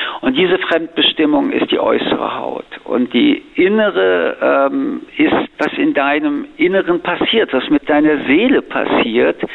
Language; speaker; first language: German; early bilingual, other home language; French